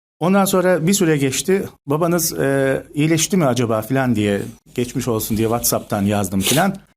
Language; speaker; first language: Turkish; native; Turkish